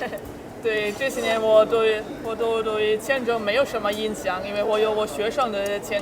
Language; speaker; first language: Chinese; non-native, fluent; German